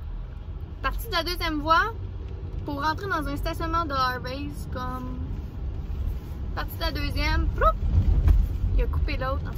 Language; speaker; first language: French; native; French